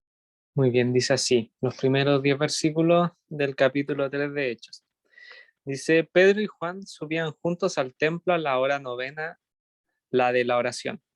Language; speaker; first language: Spanish; native; Spanish